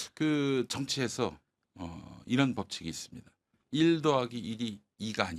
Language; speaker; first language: Korean; native; Korean